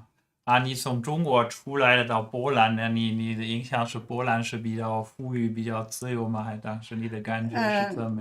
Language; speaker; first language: Chinese; non-native, fluent; German